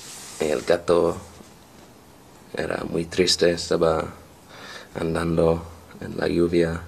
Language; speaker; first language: Spanish; non-native, learner; English